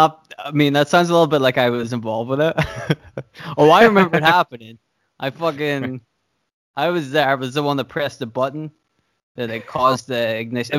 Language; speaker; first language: English; native; English